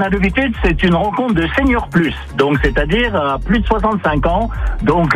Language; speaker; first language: French; native; French